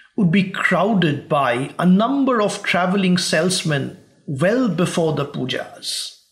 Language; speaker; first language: English; non-native, local second language; Bangla